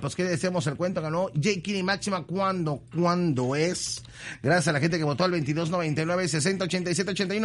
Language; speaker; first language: Spanish; native; Spanish